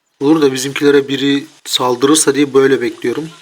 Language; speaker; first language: Turkish; native; Turkish